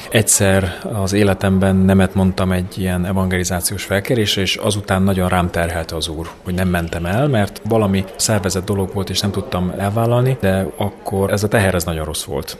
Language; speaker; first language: Hungarian; native; Hungarian